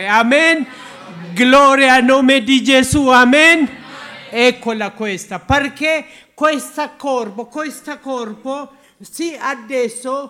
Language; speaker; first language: Italian; non-native, learner; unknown